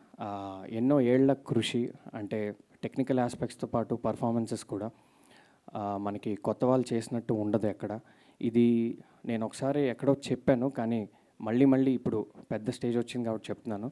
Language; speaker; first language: Telugu; native; Telugu